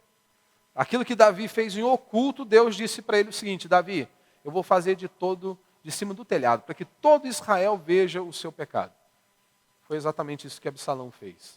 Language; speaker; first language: Portuguese; native; Portuguese